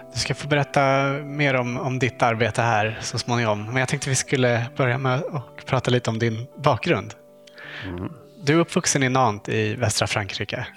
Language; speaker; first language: Swedish; native; Swedish